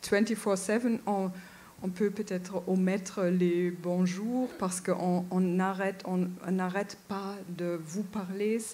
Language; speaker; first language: French; non-native, fluent; German